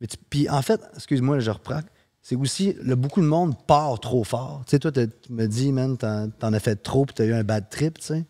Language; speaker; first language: French; early bilingual, heritage; French